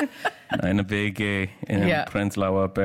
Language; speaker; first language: German; non-native, learner; English